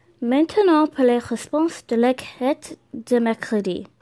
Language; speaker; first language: French; non-native, learner; English